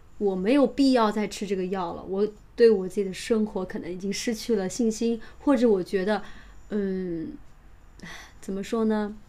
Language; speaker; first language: Chinese; native; Chinese